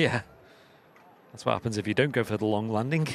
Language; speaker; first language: English; native; English